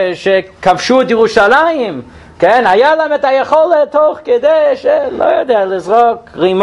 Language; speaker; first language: Hebrew; non-native, fluent; English